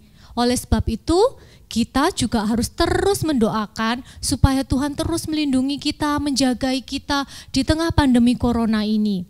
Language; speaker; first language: Indonesian; native; Indonesian